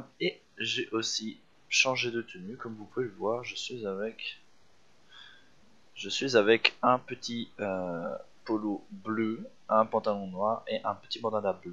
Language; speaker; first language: French; native; French